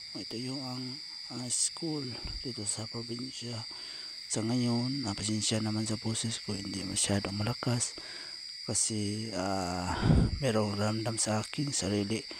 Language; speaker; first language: Filipino; non-native, local second language; Cebuano